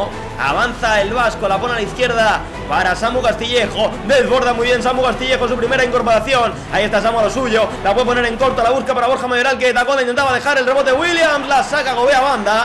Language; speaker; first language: Spanish; native; Spanish